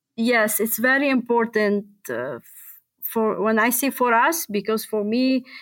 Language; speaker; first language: English; non-native, fluent; Arabic